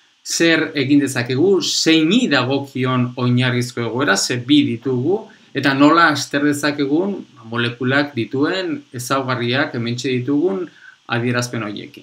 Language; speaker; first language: Basque; non-native, local second language; Spanish